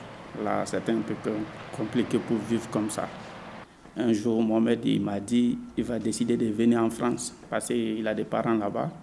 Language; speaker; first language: French; non-native, learner; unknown